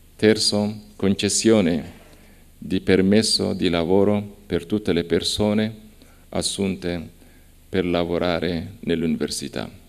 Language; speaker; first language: Italian; non-native, fluent; Amharic